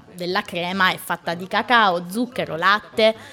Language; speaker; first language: Italian; native; Italian